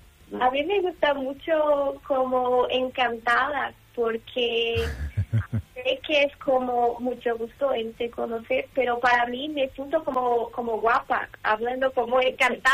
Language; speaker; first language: Spanish; non-native, learner; Portuguese